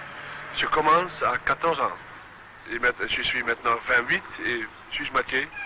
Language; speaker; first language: French; non-native, learner; Dutch